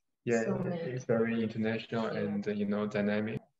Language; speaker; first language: English; non-native, fluent; Chinese